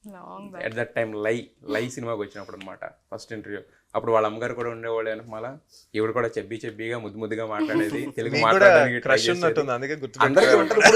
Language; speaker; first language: Telugu; native; Telugu